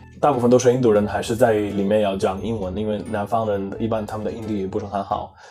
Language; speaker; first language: Chinese; non-native, fluent; Hindi